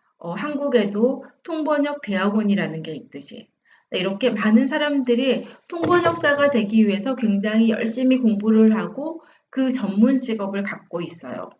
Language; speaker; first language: Korean; native; Korean